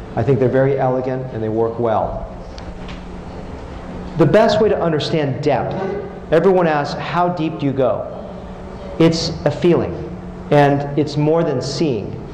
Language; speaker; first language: English; native; English